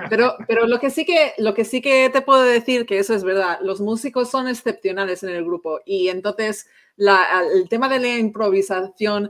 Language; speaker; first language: Spanish; non-native, fluent; English